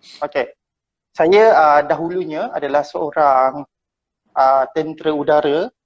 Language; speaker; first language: Malay; native; Malay